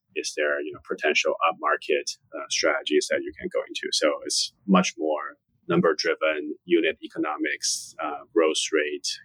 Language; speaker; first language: English; non-native, fluent; Chinese